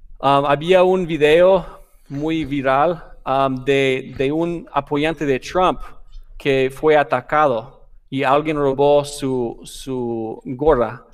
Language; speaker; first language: Spanish; non-native, fluent; English